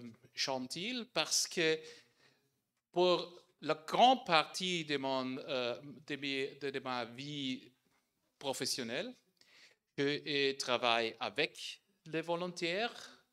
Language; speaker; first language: French; non-native, fluent; German